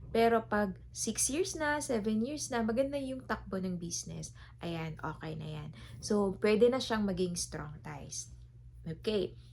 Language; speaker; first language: Filipino; native; Filipino